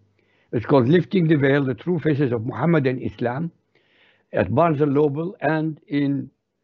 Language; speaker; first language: English; non-native, fluent; Arabic